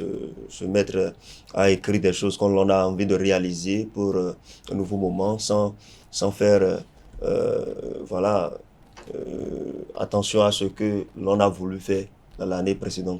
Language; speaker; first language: French; non-native, local second language; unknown